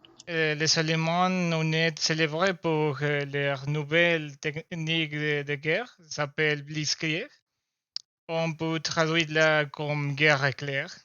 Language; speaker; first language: French; non-native, learner; Spanish